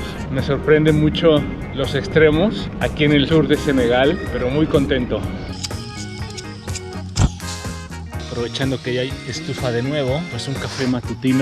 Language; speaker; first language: Spanish; native; Spanish